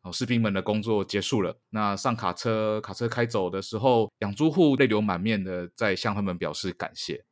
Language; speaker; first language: Chinese; native; Chinese